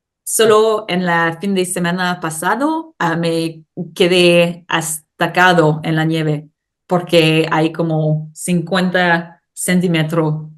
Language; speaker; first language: Spanish; non-native, learner; English